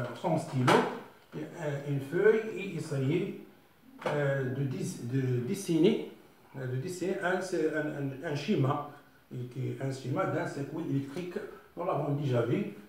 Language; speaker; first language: French; non-native, local second language; Arabic